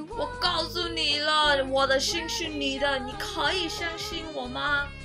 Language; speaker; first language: Chinese; non-native, learner; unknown